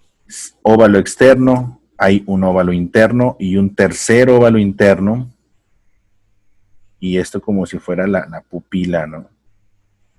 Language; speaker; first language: Spanish; native; Spanish